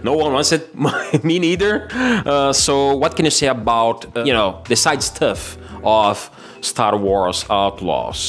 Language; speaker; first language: English; non-native, fluent; Portuguese